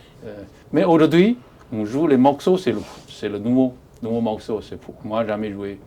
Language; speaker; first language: French; non-native, learner; Chinese